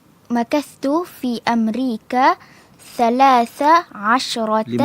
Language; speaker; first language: Arabic; non-native, learner; Malay